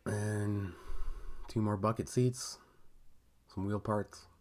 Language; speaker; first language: English; native; English